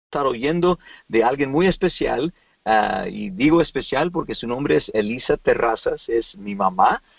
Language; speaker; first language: Spanish; early bilingual, heritage; Spanish